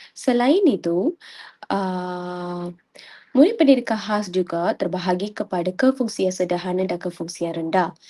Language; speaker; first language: Malay; non-native, local second language; Tamil